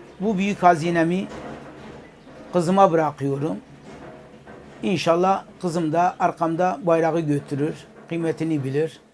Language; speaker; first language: Turkish; non-native, local second language; Kurdish